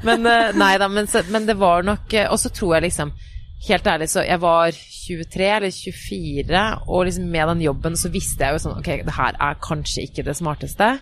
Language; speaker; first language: Norwegian; native; Norwegian